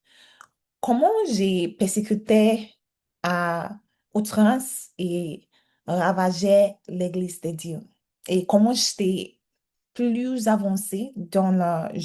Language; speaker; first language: French; non-native, learner; English